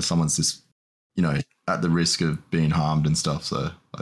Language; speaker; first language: English; native; English